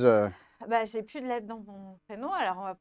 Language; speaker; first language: French; native; French